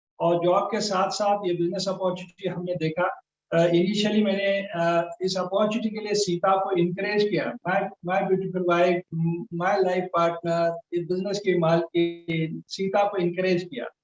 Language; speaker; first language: Hindi; native; Hindi